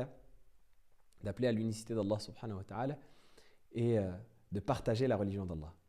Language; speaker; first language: French; native; French